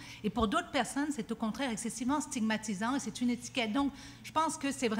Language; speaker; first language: French; native; French